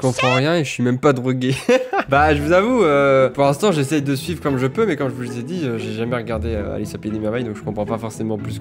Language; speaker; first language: French; native; French